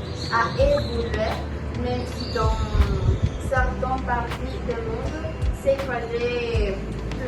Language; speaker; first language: French; non-native, learner; Spanish